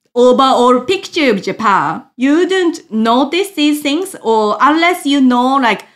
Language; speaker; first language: English; non-native, fluent; Japanese